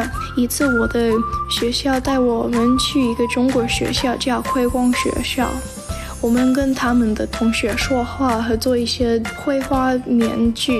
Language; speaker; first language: Chinese; non-native, learner; English